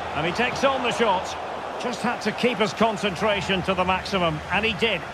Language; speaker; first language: English; native; English